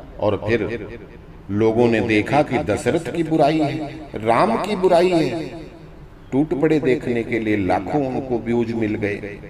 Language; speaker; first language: Hindi; native; Hindi